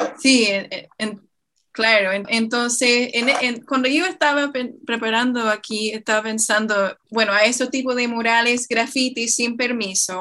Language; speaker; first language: Spanish; non-native, fluent; English